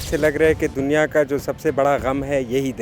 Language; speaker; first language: Hindi; non-native, fluent; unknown